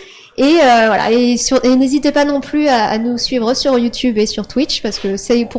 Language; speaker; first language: French; native; French